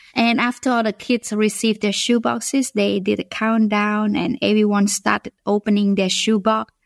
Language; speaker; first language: English; non-native, fluent; Khmer